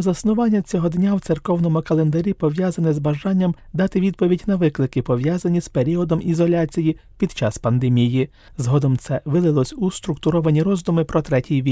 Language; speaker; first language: Ukrainian; native; Ukrainian